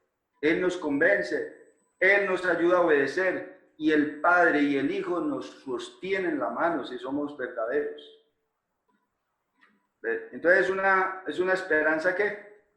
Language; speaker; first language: Spanish; native; Spanish